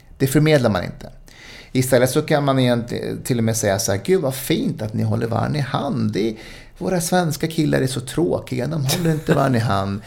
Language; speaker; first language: Swedish; early bilingual, other home language; Spanish